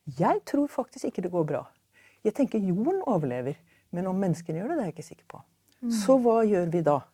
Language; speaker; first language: Norwegian; native; Norwegian